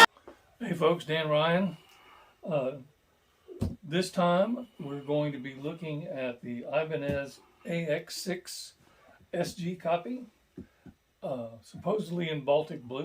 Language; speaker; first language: English; native; English